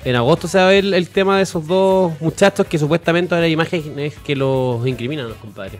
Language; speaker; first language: Spanish; native; Spanish